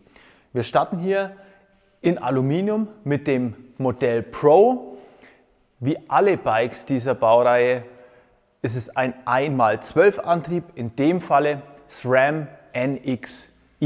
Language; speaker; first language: German; native; German